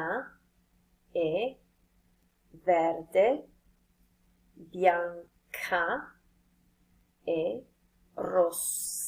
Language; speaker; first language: Italian; non-native, fluent; English